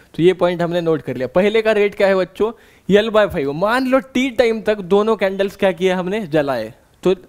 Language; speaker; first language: Hindi; non-native, local second language; Marathi